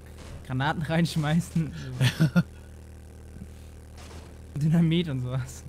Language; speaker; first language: German; native; German